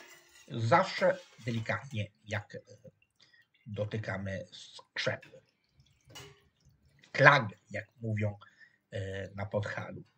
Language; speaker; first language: Polish; non-native, fluent; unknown